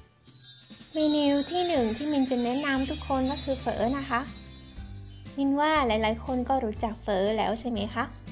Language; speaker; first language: Thai; non-native, fluent; Vietnamese